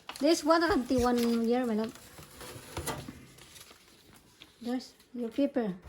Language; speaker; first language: English; non-native, learner; Filipino